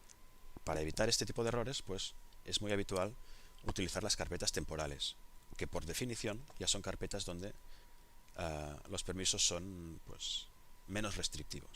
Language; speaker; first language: Spanish; native; Spanish